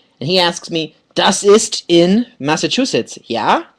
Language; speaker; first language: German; non-native, fluent; English